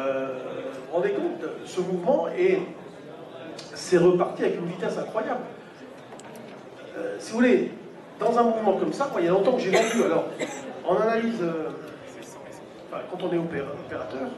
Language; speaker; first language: French; native; French